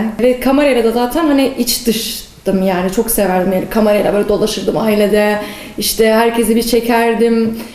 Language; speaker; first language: Turkish; early bilingual, heritage; Turkish